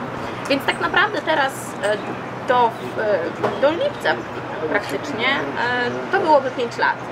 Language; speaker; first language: Polish; native; Polish